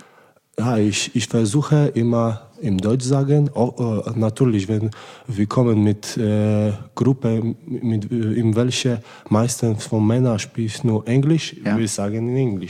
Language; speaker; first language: German; non-native, learner; Polish